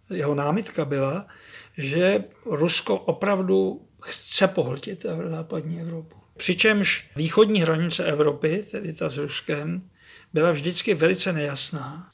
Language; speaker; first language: Czech; native; Czech